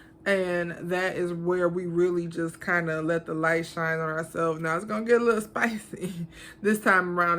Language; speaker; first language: English; native; English